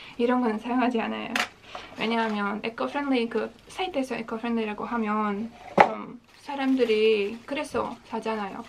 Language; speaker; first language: Korean; non-native, fluent; Latvian